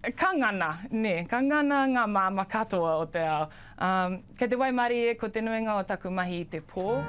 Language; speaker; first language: Māori; non-native, local second language; English